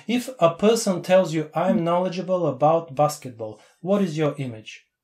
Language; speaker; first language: English; non-native, fluent; Bulgarian